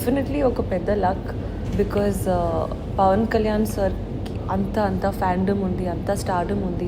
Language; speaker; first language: Telugu; non-native, learner; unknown